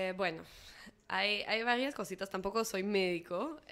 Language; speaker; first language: Spanish; non-native, fluent; English